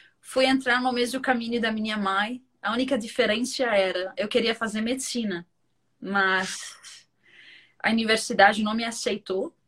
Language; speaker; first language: Portuguese; non-native, fluent; Arabic